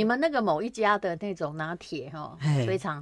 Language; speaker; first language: Chinese; native; Chinese